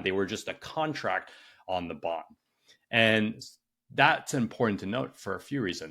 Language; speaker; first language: English; native; English